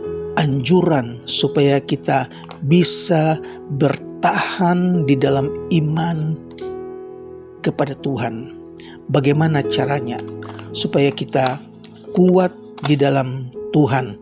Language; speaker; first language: Indonesian; native; Indonesian